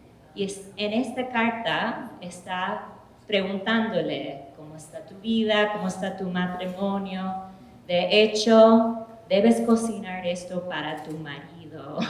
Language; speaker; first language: Spanish; early bilingual, heritage; English